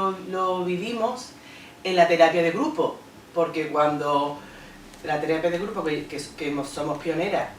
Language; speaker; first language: Spanish; native; Spanish